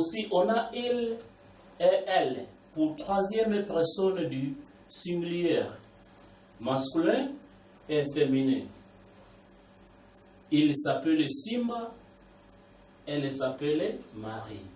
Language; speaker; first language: French; non-native, learner; Swahili